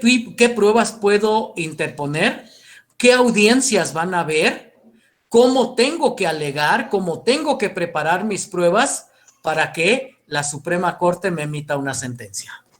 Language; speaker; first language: Spanish; native; Spanish